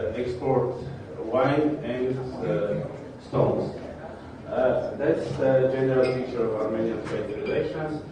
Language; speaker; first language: English; non-native, fluent; Armenian